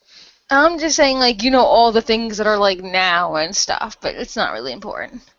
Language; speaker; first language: English; native; English